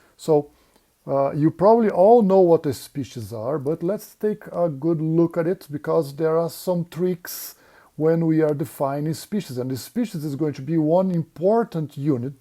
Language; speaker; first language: English; non-native, fluent; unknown